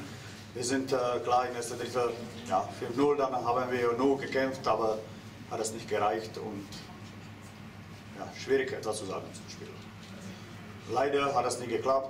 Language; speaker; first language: German; non-native, learner; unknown